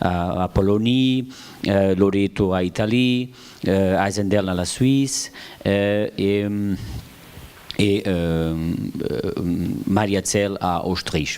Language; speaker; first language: French; non-native, fluent; Portuguese